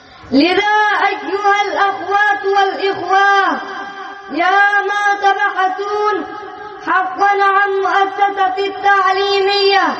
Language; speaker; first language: Arabic; non-native, learner; Bangla